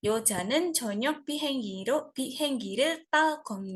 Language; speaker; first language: Korean; non-native, fluent; Indonesian